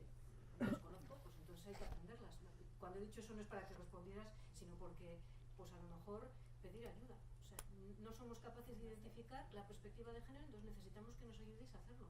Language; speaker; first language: Spanish; native; Spanish